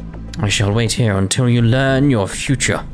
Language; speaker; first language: English; native; English